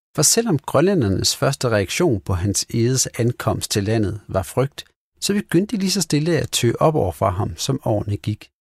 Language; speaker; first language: Danish; native; Danish